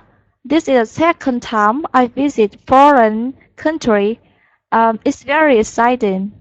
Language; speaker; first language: English; non-native, learner; Vietnamese